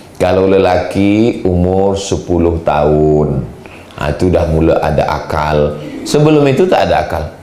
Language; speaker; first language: Malay; native; Malay